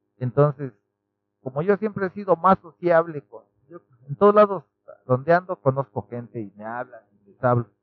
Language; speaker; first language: Spanish; native; Spanish